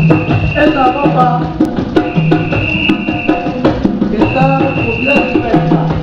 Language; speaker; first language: Portuguese; non-native, learner; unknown